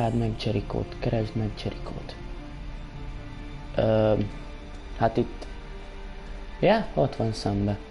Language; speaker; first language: Hungarian; native; Hungarian